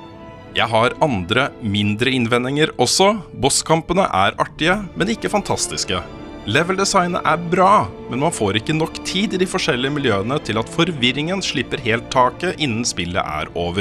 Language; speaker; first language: Norwegian; native; Norwegian